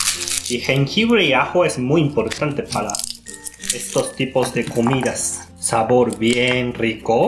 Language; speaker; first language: Spanish; non-native, learner; Japanese